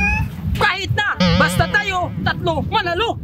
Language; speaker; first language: Filipino; non-native, local second language; Cebuano